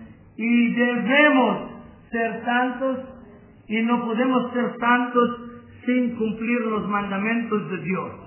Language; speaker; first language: Spanish; non-native, learner; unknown